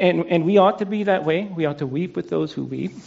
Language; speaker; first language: English; native; English